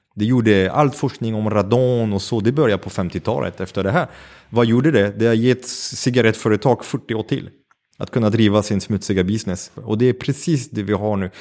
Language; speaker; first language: Swedish; non-native, fluent; French